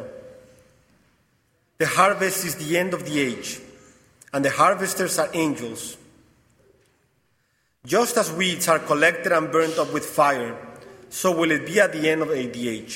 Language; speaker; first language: English; non-native, fluent; Spanish